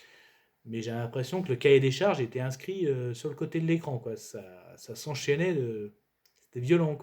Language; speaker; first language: French; native; French